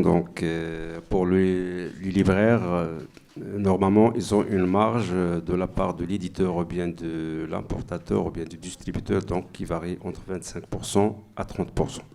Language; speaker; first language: French; non-native, local second language; Arabic